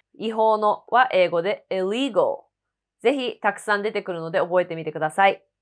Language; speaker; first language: Japanese; native; Japanese